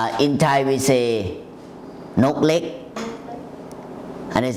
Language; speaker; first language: English; non-native, learner; Thai